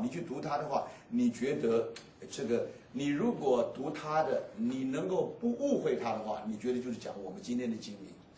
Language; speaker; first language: Chinese; native; Chinese